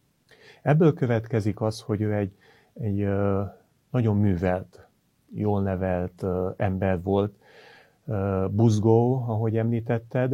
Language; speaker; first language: Hungarian; native; Hungarian